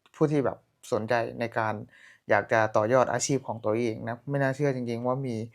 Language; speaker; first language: Thai; non-native, fluent; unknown